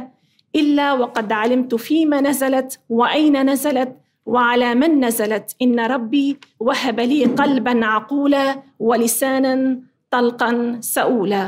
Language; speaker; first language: Arabic; native; Arabic